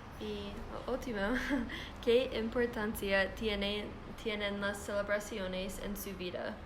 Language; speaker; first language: Spanish; non-native, learner; English